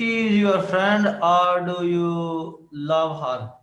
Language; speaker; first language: English; non-native, learner; Urdu